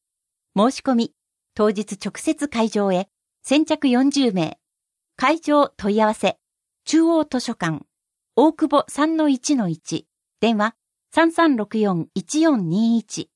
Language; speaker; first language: Japanese; native; Japanese